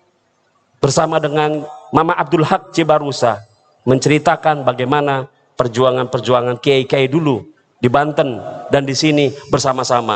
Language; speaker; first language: Indonesian; native; Indonesian